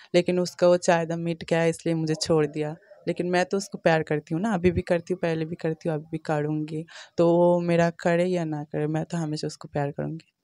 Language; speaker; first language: Hindi; non-native, local second language; Bangla